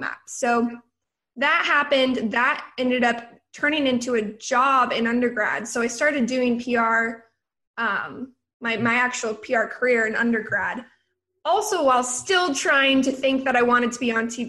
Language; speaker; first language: English; native; English